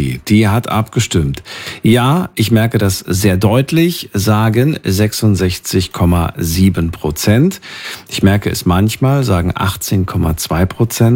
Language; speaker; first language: German; native; German